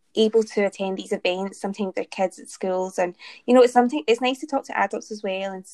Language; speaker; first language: English; native; English